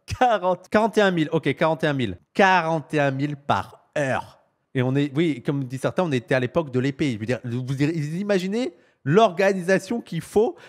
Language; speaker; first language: French; native; French